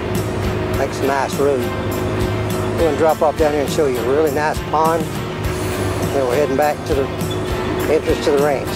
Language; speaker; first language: English; native; English